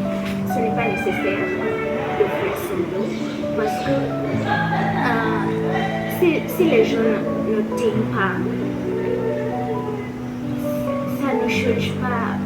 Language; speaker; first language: French; non-native, learner; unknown